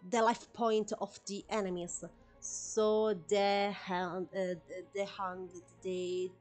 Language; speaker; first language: English; non-native, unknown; Italian